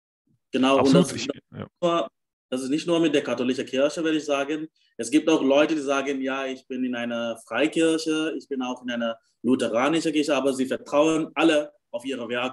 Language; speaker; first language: German; non-native, fluent; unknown